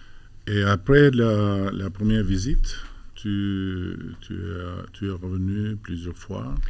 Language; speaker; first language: French; non-native, fluent; Albanian